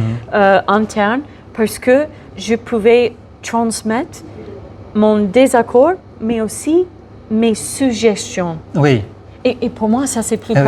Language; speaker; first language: French; non-native, fluent; English